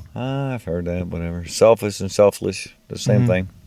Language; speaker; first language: English; native; English